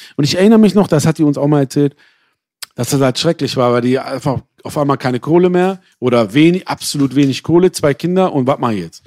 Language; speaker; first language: German; early bilingual, other home language; Persian